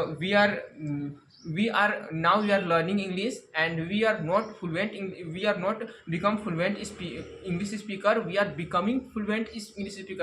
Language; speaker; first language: English; non-native, learner; Hindi